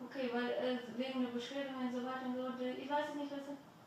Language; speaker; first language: German; non-native, learner; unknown